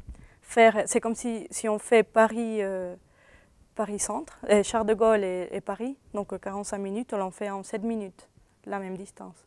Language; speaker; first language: French; early bilingual, other home language; Spanish